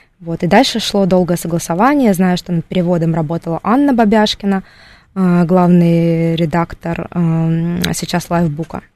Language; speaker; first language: Russian; native; Russian